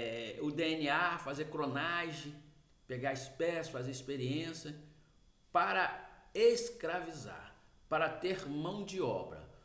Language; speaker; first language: Portuguese; native; Portuguese